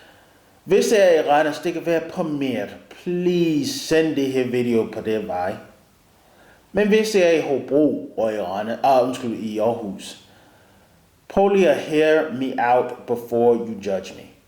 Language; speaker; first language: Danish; non-native, learner; English